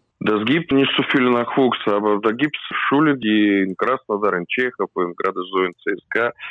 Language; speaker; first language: German; non-native, learner; Russian